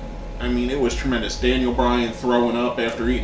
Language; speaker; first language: English; native; English